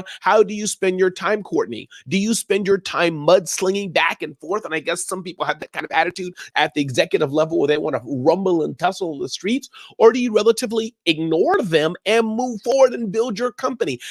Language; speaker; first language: English; native; English